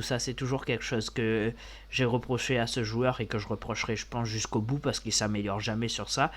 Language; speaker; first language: French; native; French